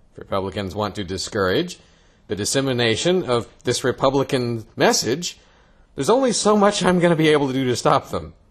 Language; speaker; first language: English; native; English